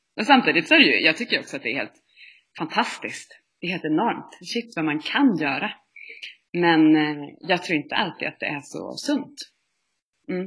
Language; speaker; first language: Swedish; native; Swedish